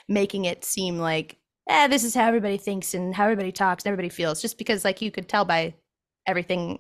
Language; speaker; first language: English; native; English